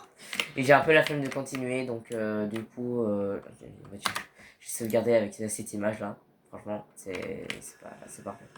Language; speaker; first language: French; native; French